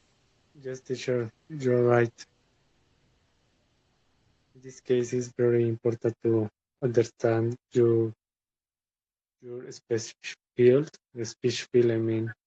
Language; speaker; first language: English; non-native, learner; Spanish